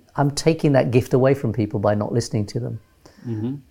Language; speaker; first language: English; native; English